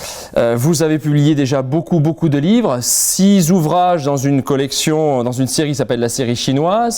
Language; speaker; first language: French; native; French